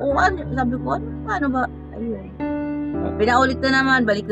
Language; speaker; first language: Filipino; non-native, local second language; Bikol